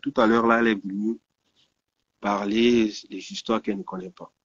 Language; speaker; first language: French; native; French